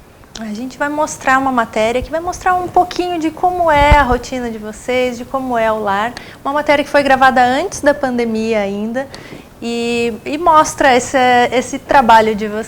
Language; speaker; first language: Portuguese; native; Portuguese